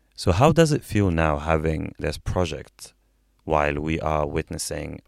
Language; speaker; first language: English; non-native, fluent; Arabic